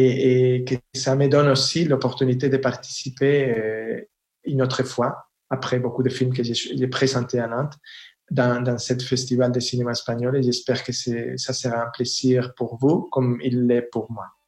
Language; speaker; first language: French; non-native, fluent; Spanish